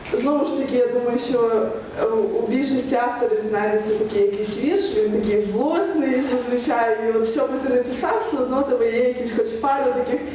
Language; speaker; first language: Ukrainian; native; Ukrainian